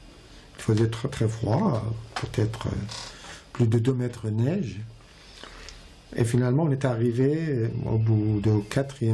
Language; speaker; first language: French; non-native, fluent; Persian